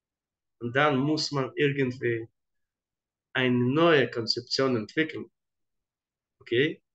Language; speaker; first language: German; non-native, fluent; Hebrew